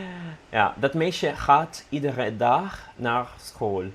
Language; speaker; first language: Dutch; non-native, learner; Italian